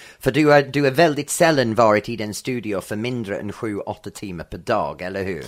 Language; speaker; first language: Swedish; non-native, fluent; English